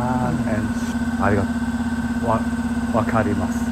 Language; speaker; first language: Japanese; non-native, learner; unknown